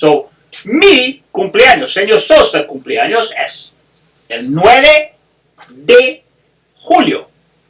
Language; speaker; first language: Spanish; non-native, fluent; English